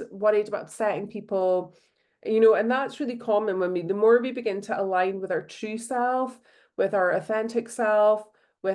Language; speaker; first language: English; native; English